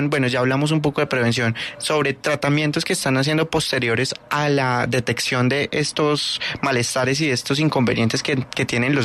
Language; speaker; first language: Spanish; native; Spanish